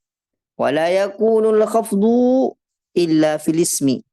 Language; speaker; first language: Arabic; non-native, fluent; Indonesian